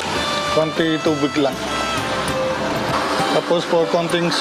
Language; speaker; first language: Filipino; non-native, learner; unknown